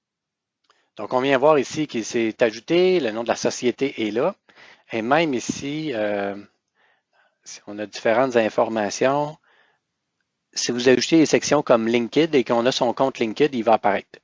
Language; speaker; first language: French; native; French